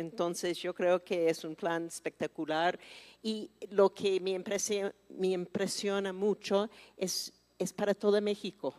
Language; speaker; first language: Spanish; non-native, fluent; English